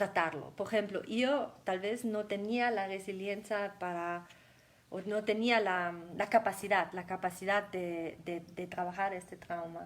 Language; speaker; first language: Spanish; non-native, fluent; German